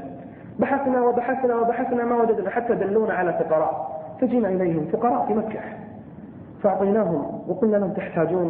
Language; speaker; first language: Arabic; native; Arabic